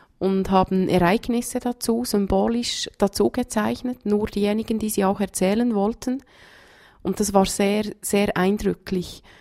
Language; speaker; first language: German; native; German